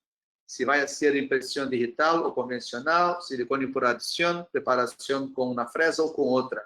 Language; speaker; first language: Spanish; non-native, learner; Portuguese